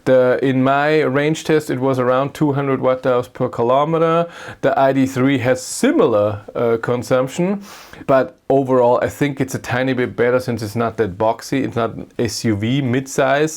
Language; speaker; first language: English; non-native, fluent; German